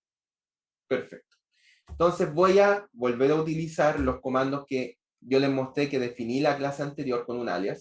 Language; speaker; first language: Spanish; native; Spanish